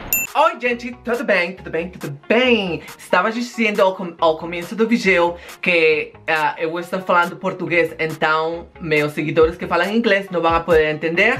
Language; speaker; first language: Portuguese; non-native, learner; Spanish